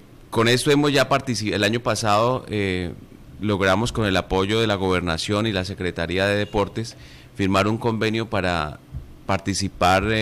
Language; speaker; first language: Spanish; native; Spanish